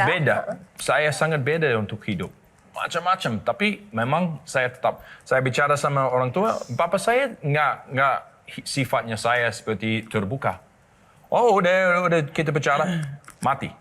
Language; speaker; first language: Indonesian; non-native, learner; English